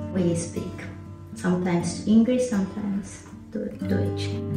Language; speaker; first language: English; non-native, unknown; Japanese